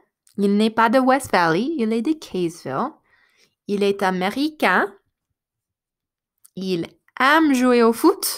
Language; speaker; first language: French; non-native, fluent; English